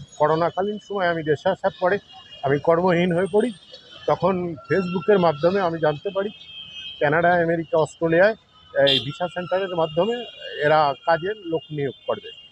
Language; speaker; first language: Bangla; native; Bangla